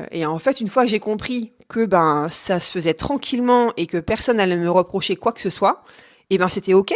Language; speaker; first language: French; native; French